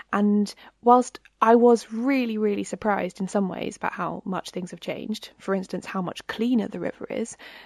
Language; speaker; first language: English; native; English